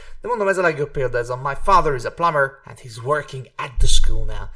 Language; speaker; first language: English; non-native, fluent; Hungarian